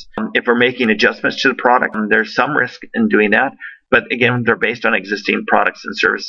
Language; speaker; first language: English; native; English